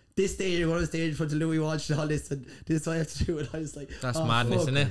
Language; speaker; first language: English; native; English